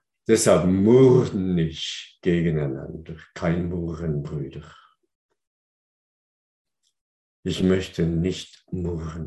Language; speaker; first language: German; non-native, fluent; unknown